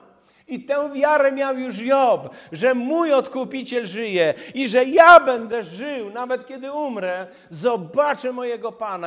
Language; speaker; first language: Polish; native; Polish